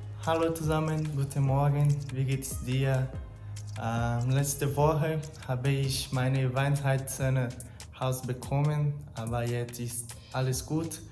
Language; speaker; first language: German; non-native, learner; Portuguese